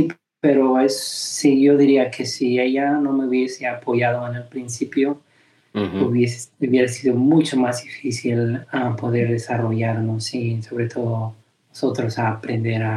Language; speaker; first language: Spanish; early bilingual, heritage; Spanish